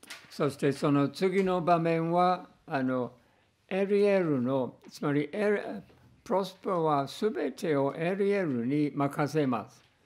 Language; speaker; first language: Japanese; non-native, fluent; English